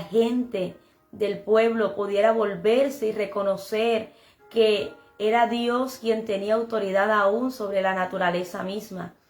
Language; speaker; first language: Spanish; native; Spanish